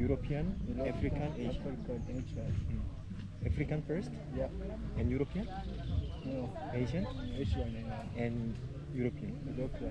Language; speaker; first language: English; non-native, learner; Korean